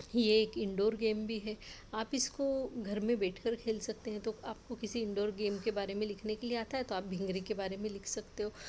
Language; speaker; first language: Hindi; non-native, local second language; Marathi